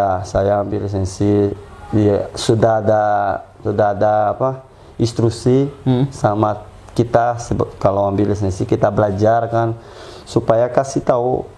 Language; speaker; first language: Indonesian; non-native, fluent; Portuguese